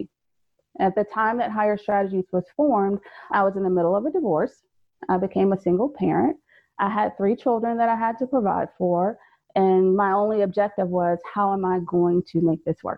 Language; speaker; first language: English; native; English